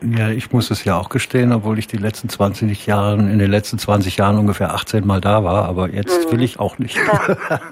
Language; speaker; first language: German; native; German